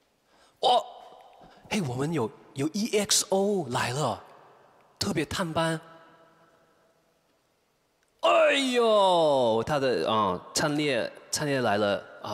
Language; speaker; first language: Chinese; non-native, fluent; English